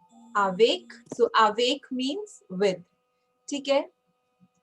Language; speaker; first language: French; non-native, fluent; Hindi